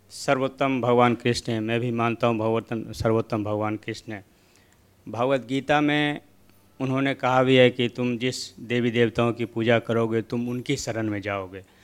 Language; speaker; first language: Hindi; native; Hindi